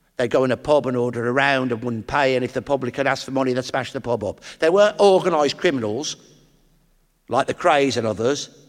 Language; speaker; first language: English; native; English